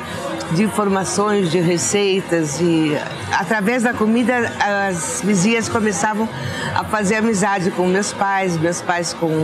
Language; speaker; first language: Portuguese; early bilingual, other home language; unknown